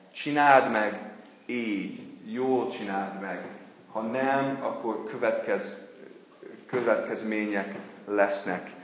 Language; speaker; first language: Hungarian; non-native, fluent; English